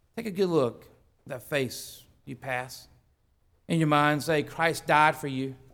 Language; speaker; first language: English; native; English